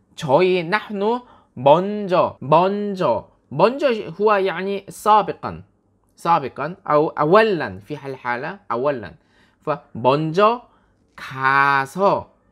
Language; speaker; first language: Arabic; non-native, fluent; Korean